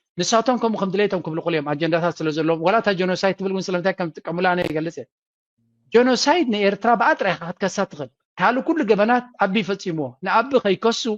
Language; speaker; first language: Tigrinya; native; Tigrinya